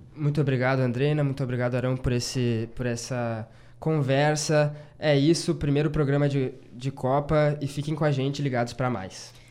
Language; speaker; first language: Portuguese; native; Portuguese